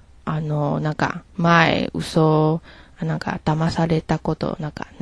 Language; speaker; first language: Japanese; non-native, learner; Chinese